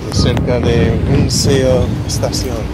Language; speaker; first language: Spanish; non-native, learner; English